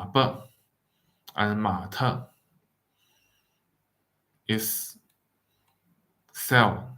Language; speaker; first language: English; non-native, fluent; Wu Chinese